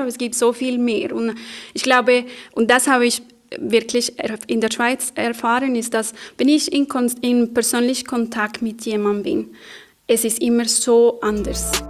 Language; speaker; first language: German; non-native, fluent; Spanish